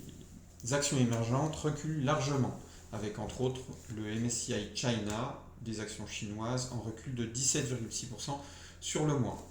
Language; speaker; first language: French; native; French